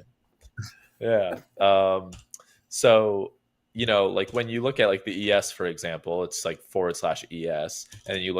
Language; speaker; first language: English; native; English